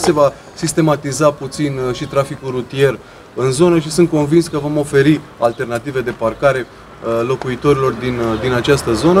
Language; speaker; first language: Romanian; native; Romanian